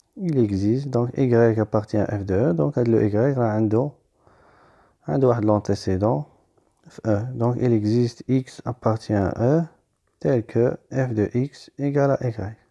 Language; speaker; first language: French; non-native, local second language; Arabic